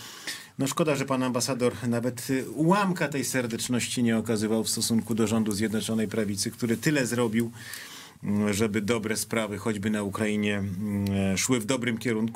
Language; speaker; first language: Polish; native; Polish